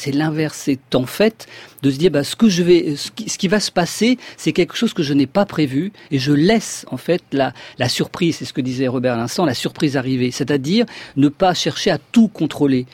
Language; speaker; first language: French; native; French